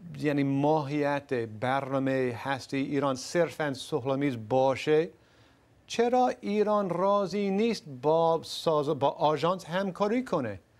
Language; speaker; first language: Persian; non-native, fluent; English